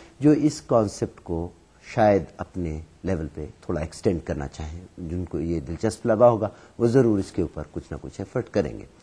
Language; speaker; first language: Urdu; native; Urdu